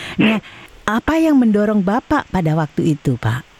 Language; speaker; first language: Indonesian; native; Indonesian